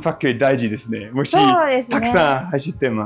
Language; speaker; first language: Japanese; non-native, learner; English